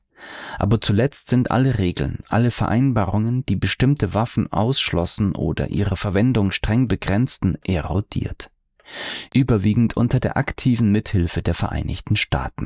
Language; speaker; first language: German; native; German